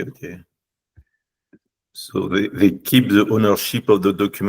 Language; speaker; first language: English; non-native, learner; French